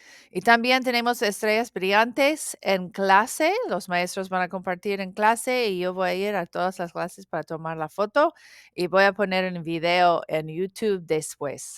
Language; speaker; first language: Spanish; non-native, learner; English